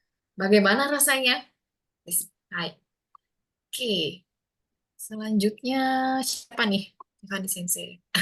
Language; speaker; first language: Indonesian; non-native, fluent; Japanese